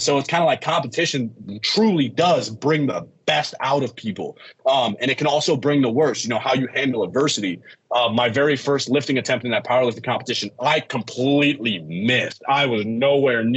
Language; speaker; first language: English; native; English